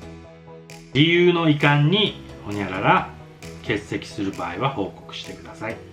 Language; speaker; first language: Japanese; native; Japanese